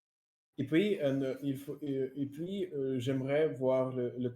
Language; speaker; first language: French; non-native, learner; Russian